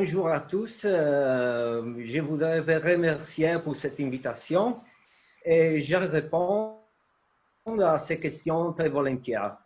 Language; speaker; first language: French; non-native, fluent; Italian